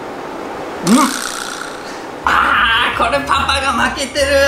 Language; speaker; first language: Japanese; native; Japanese